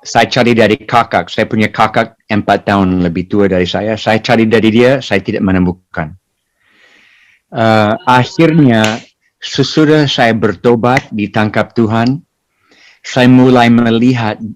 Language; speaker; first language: Indonesian; non-native, fluent; English